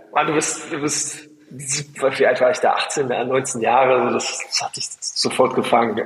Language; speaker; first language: German; native; German